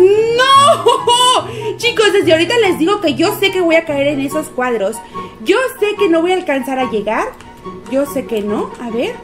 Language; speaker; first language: Spanish; native; Spanish